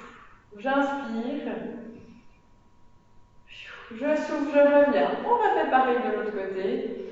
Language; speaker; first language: French; native; French